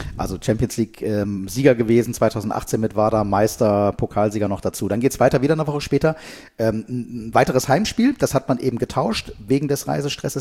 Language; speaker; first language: German; native; German